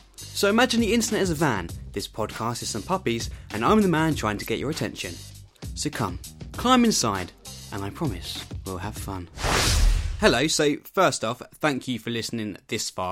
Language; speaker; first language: English; native; English